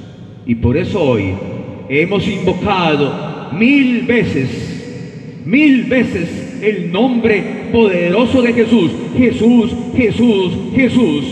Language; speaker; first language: Spanish; native; Spanish